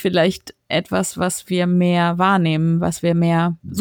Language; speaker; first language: German; native; German